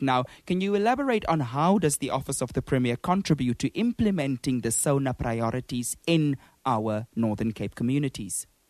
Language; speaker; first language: English; non-native, local second language; Afrikaans